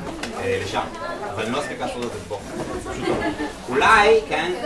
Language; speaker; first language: Hebrew; native; Hebrew